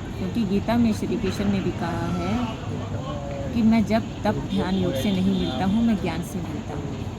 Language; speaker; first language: Hindi; native; Hindi